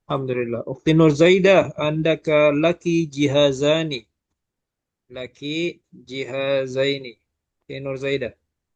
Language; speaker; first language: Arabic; non-native, fluent; Malay